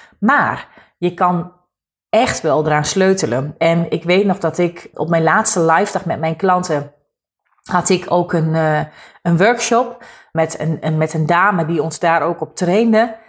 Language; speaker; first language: Dutch; native; Dutch